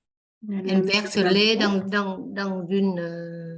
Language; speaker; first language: French; non-native, learner; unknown